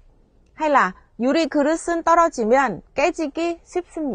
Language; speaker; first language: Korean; non-native, fluent; Vietnamese